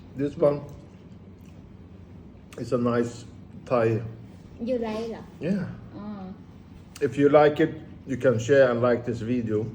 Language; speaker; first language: English; non-native, learner; Swedish